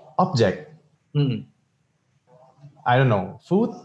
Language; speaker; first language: English; non-native, local second language; Indonesian